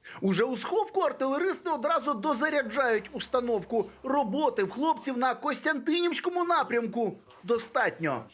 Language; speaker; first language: Ukrainian; native; Ukrainian